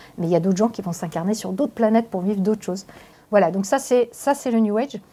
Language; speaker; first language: French; native; French